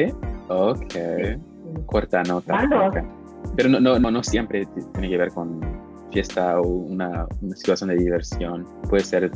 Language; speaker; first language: Spanish; non-native, fluent; English